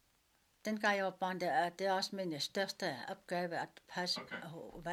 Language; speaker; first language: Danish; non-native, local second language; Kalaallisut